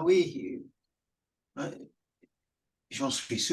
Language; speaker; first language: French; non-native, fluent; English